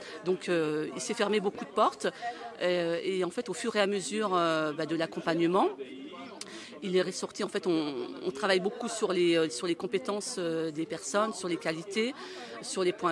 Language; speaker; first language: French; native; French